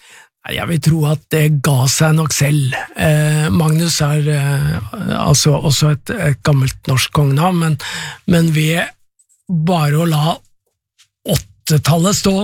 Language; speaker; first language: Norwegian; native; Norwegian